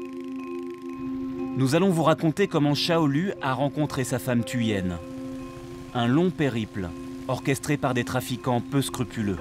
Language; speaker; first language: French; native; French